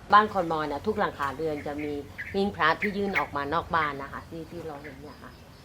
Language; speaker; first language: Thai; non-native, local second language; Mon